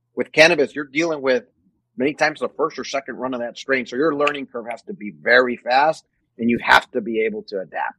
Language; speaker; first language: English; non-native, fluent; Spanish